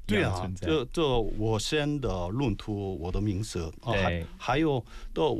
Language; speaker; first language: Chinese; non-native, learner; Korean